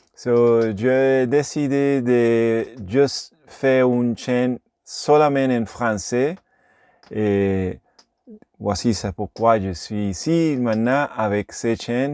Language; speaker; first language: French; non-native, learner; Spanish